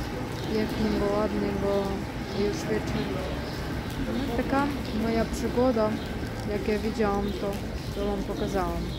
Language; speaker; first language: Polish; non-native, learner; Ukrainian